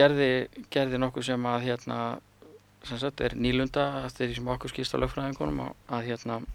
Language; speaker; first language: Icelandic; native; Icelandic